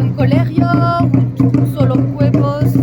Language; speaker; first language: Spanish; non-native, learner; French